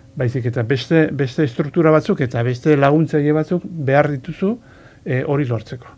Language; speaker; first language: Basque; non-native, local second language; Spanish